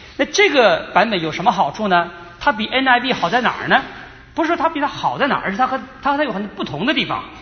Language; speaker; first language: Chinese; native; Chinese